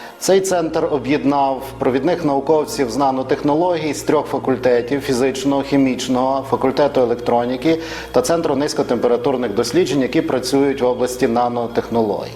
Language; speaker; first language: Ukrainian; native; Ukrainian